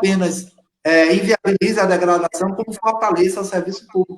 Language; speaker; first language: Portuguese; native; Portuguese